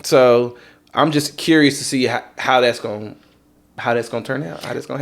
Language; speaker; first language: English; native; English